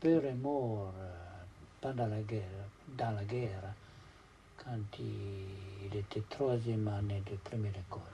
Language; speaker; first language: French; non-native, fluent; Japanese